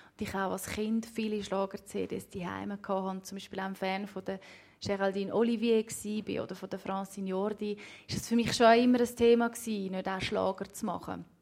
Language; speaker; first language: German; native; German